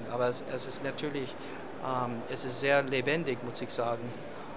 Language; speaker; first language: German; non-native, learner; English